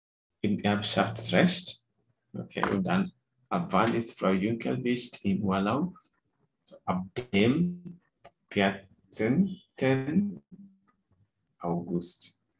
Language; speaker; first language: German; non-native, fluent; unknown